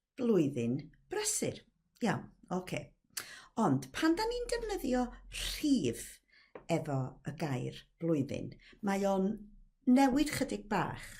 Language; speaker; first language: Welsh; native; Welsh